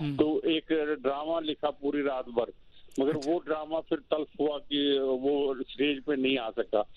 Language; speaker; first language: Urdu; non-native, local second language; Kashmiri